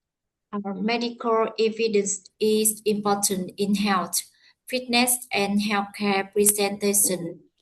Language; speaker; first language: English; non-native, learner; Vietnamese